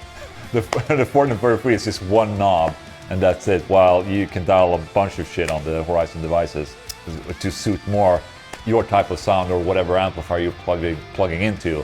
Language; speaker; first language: English; non-native, fluent; Swedish